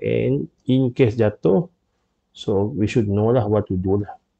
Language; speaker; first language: English; non-native, local second language; Malay